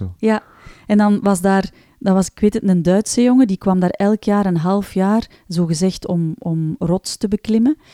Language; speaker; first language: Dutch; native; Dutch